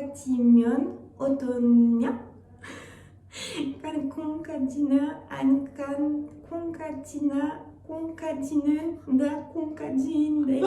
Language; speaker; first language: Korean; non-native, learner; French